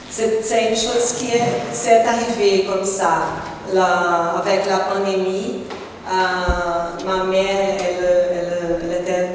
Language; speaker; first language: French; non-native, fluent; Portuguese